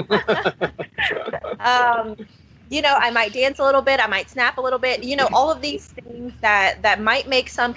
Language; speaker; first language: English; native; English